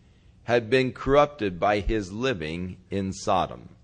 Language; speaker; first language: English; native; English